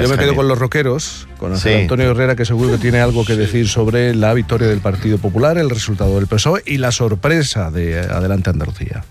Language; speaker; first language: Spanish; native; Spanish